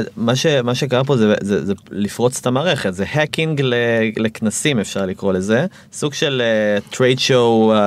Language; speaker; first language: Hebrew; native; Hebrew